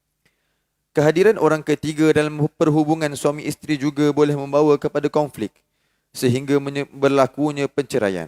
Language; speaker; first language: Malay; native; Malay